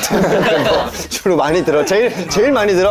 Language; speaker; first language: Korean; native; Korean